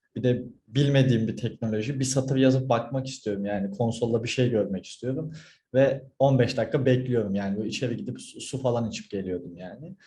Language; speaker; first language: Turkish; native; Turkish